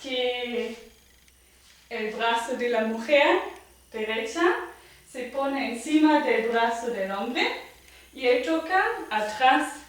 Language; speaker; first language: Spanish; non-native, fluent; German